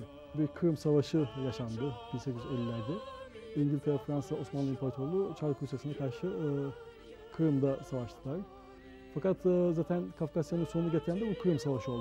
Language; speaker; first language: Turkish; native; Turkish